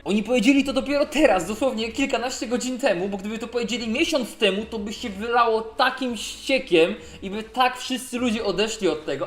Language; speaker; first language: Polish; native; Polish